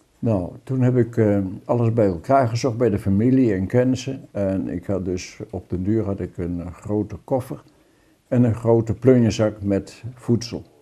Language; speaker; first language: Dutch; native; Dutch